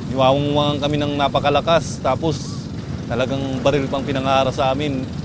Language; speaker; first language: Filipino; native; Filipino